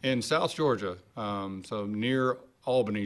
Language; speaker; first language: English; native; English